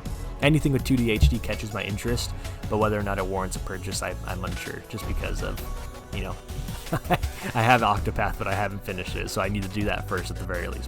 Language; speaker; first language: English; native; English